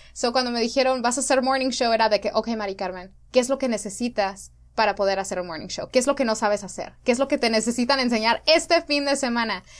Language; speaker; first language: Spanish; early bilingual, other home language; English